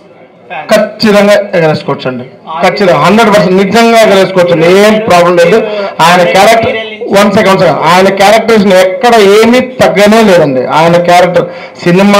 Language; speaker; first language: Telugu; native; Telugu